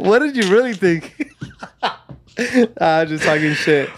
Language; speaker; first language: English; early bilingual, other home language; Spanish